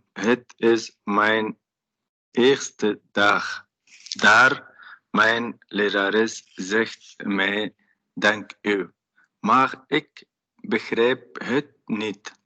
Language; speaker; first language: Dutch; non-native, learner; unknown